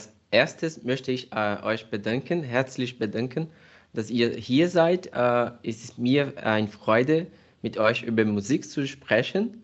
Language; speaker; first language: German; non-native, fluent; Portuguese